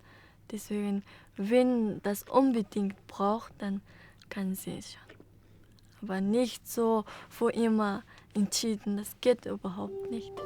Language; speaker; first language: German; non-native, learner; Mongolian